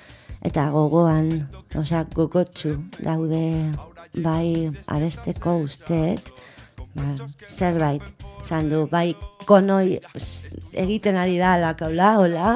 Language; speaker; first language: Basque; non-native, local second language; Spanish